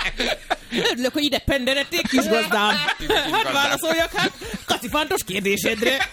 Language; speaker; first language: Hungarian; native; Hungarian